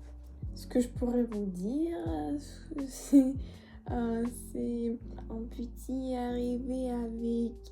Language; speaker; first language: French; non-native, learner; Russian